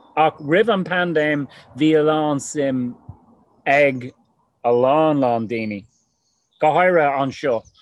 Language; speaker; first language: Irish; non-native, local second language; English